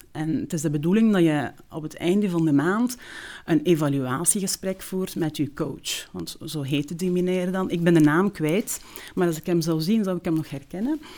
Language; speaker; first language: Dutch; early bilingual, other home language; Turkish